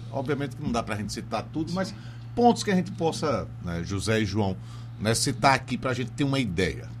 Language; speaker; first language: Portuguese; native; Portuguese